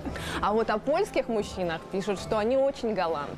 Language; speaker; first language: Russian; native; Russian